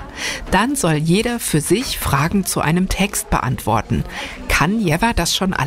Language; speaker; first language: German; native; German